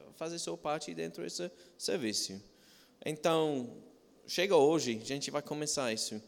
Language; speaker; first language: Portuguese; non-native, fluent; English